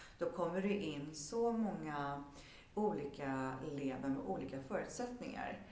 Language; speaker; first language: Swedish; early bilingual, heritage; Swedish